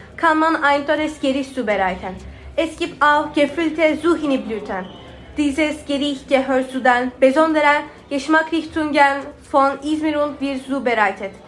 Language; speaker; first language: German; non-native, learner; Turkish